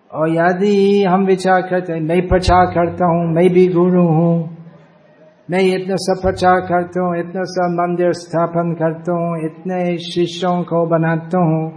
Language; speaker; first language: Hindi; non-native, fluent; English